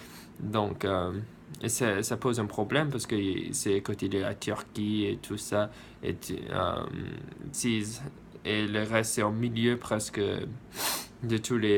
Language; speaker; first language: French; non-native, learner; English